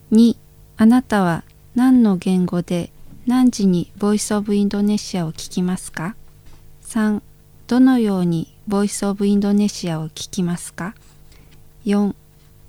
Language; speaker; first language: Japanese; non-native, learner; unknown